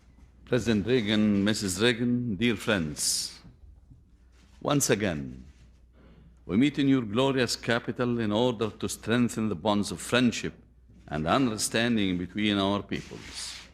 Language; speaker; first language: English; non-native, fluent; Arabic